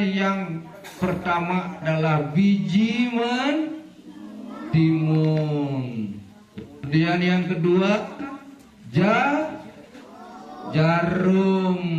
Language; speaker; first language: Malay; non-native, local second language; Balinese